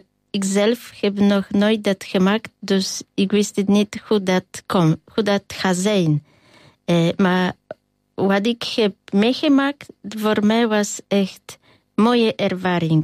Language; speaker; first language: Dutch; non-native, fluent; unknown